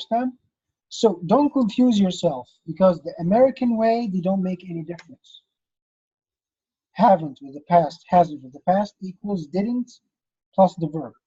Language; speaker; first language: English; non-native, fluent; Arabic